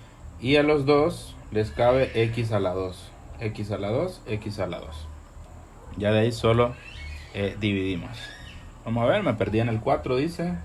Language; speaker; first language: Spanish; native; Spanish